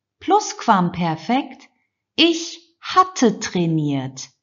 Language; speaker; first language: German; non-native, fluent; Turkish